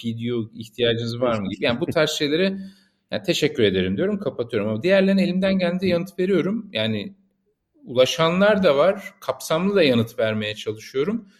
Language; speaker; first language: Turkish; native; Turkish